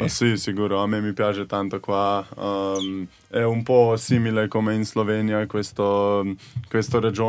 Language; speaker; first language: Italian; non-native, learner; Slovenian